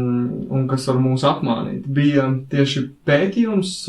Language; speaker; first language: Latvian; native; Latvian